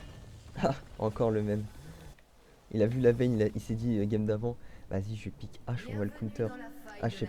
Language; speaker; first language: French; native; French